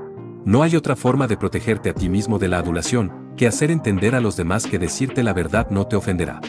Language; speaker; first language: Spanish; native; Spanish